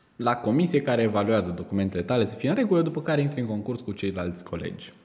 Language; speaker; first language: Romanian; native; Romanian